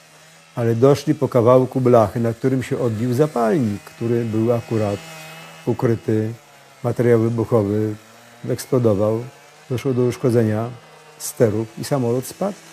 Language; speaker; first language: Polish; native; Polish